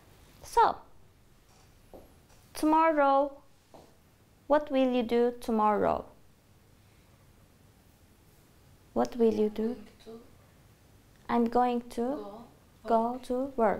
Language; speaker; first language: English; non-native, fluent; Turkish